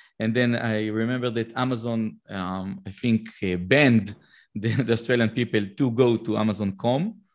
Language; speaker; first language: English; non-native, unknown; Hebrew